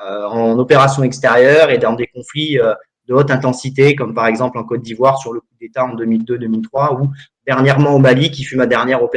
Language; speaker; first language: French; native; French